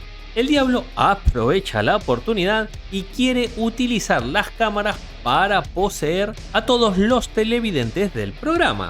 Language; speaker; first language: Spanish; native; Spanish